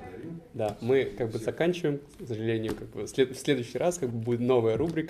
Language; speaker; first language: Russian; native; Russian